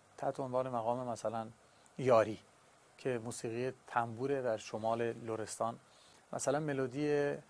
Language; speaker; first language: Persian; non-native, local second language; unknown